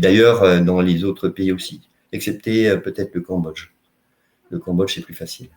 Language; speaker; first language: French; native; French